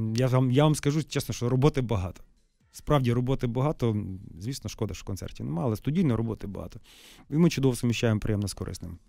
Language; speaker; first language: Ukrainian; native; Ukrainian